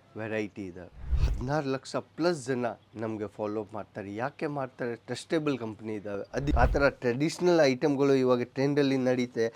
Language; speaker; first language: Kannada; non-native, local second language; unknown